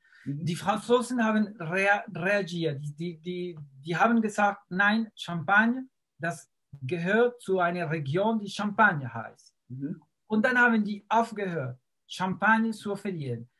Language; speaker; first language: German; non-native, fluent; Spanish